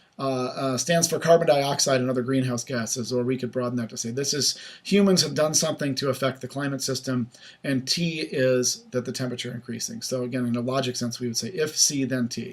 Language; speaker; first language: English; native; English